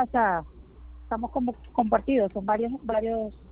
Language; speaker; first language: Spanish; native; Spanish